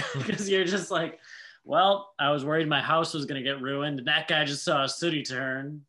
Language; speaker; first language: English; native; English